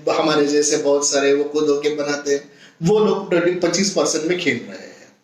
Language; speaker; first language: Hindi; non-native, local second language; Marathi